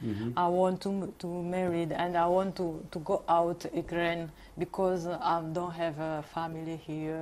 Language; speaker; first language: English; non-native, learner; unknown